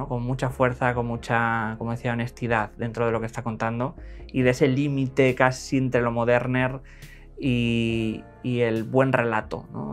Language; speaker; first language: Spanish; native; Spanish